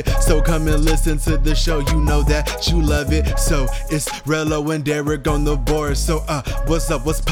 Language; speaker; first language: English; native; English